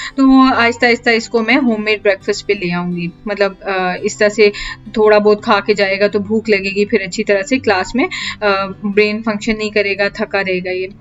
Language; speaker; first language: Urdu; native; Urdu